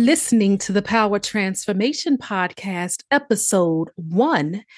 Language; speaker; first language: English; native; English